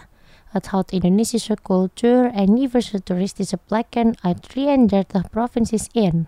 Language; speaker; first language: Dutch; non-native, fluent; Indonesian